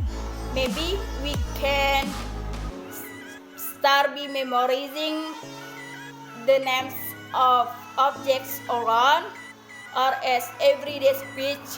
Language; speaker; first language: English; non-native, learner; Indonesian